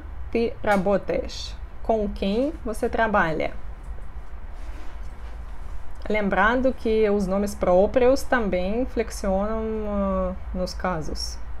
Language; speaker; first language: Portuguese; non-native, fluent; Russian